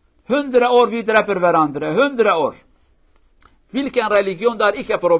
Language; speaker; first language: Norwegian; non-native, fluent; Kurdish